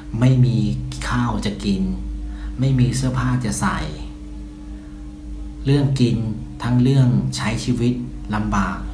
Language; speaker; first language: Thai; non-native, fluent; Burmese